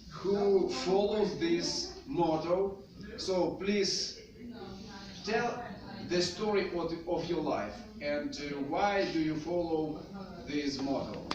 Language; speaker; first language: English; non-native, fluent; Russian